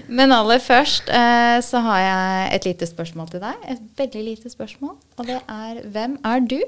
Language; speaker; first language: Norwegian; early bilingual, other home language; Persian